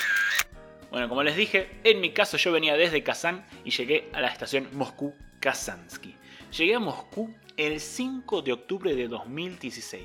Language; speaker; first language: Spanish; native; Spanish